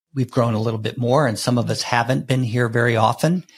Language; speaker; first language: English; native; English